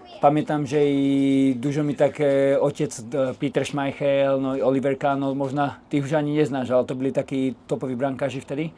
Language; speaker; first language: Polish; non-native, learner; Slovak